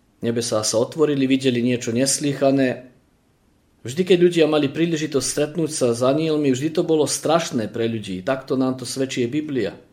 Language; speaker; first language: Slovak; early bilingual, heritage; Slovak